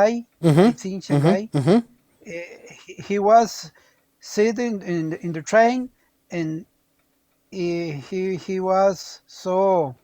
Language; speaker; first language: English; non-native, learner; Spanish